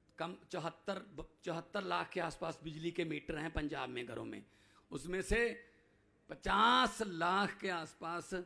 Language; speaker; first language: Hindi; non-native, local second language; Punjabi